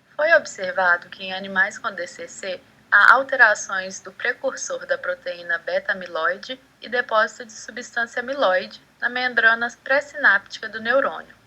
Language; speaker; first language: Portuguese; native; Portuguese